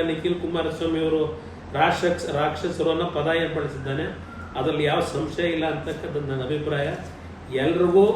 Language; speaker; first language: Kannada; native; Kannada